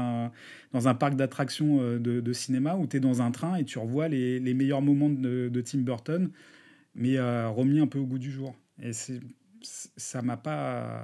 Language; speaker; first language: French; native; French